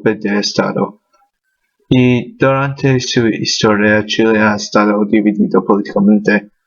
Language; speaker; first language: Spanish; non-native, learner; English